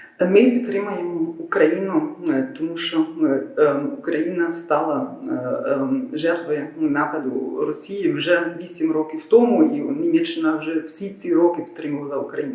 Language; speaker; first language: Ukrainian; non-native, learner; German